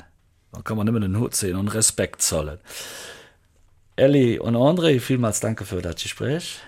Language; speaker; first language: German; native; German